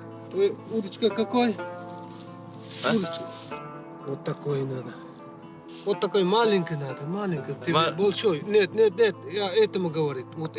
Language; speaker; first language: Russian; non-native, learner; Uzbek